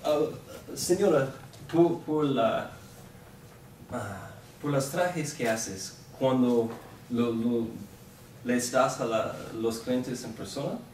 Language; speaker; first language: Spanish; non-native, fluent; English